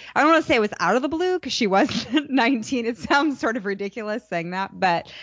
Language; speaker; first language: English; native; English